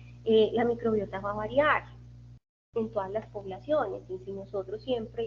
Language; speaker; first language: Spanish; native; Spanish